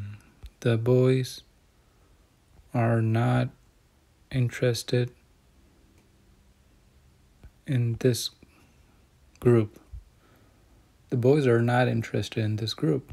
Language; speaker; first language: English; non-native, fluent; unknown